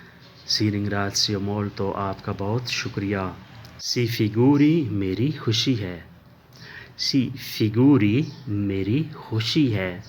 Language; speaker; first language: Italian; non-native, learner; Urdu